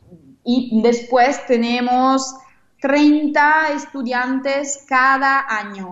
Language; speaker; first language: Spanish; non-native, fluent; Italian